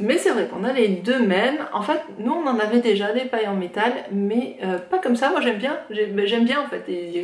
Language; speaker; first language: French; native; French